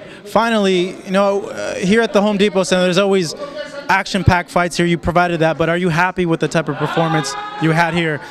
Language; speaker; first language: English; early bilingual, other home language; Spanish